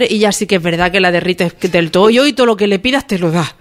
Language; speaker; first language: Spanish; native; Spanish